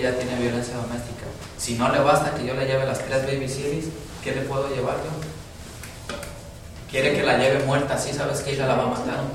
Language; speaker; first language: Spanish; native; Spanish